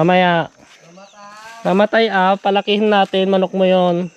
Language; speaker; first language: Filipino; non-native, local second language; Iloko